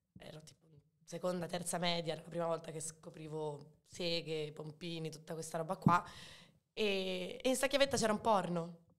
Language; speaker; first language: Italian; early bilingual, other home language; Arabic